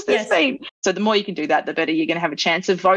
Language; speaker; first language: English; native; English